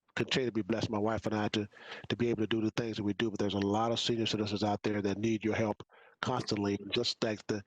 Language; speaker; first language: English; native; English